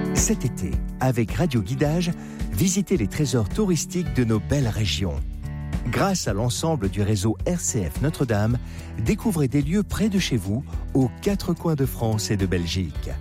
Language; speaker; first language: French; native; French